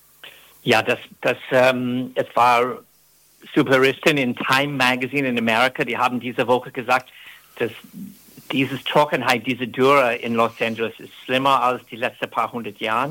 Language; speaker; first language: German; non-native, fluent; English